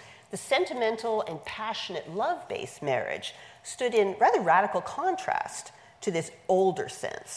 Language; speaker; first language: English; native; English